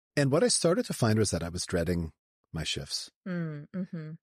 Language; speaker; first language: English; native; English